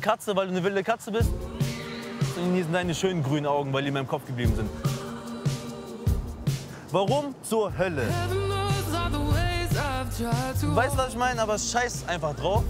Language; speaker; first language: German; native; German